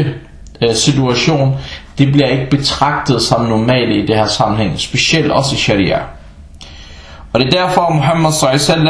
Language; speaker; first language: Danish; non-native, fluent; Arabic